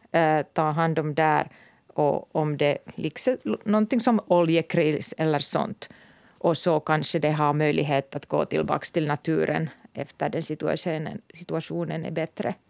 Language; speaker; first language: Swedish; non-native, local second language; Finnish